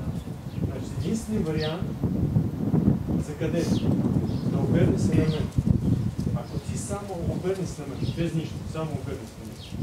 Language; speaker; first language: Bulgarian; non-native, learner; Russian